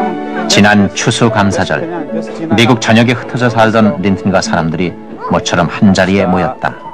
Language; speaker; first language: Korean; native; Korean